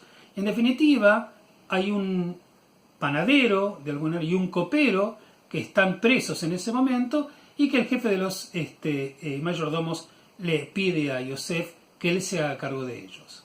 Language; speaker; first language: Spanish; native; Spanish